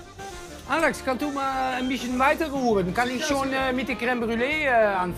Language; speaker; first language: German; non-native, learner; Dutch